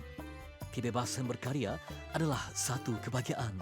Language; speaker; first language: Malay; native; Malay